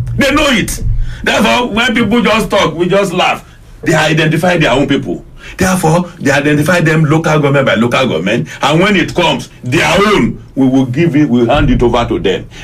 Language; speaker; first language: English; non-native, local second language; Yoruba